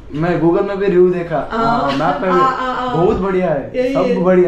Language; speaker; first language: Hindi; non-native, local second language; Kannada